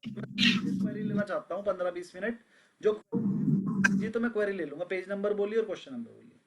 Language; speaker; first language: Hindi; native; Hindi